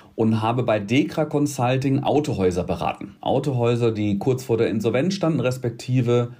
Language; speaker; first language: German; native; German